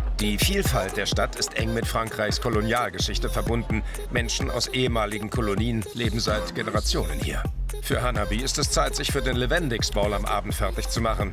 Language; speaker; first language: German; native; German